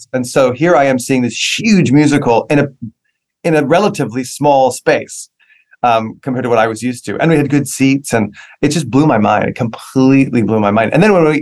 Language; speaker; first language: English; native; English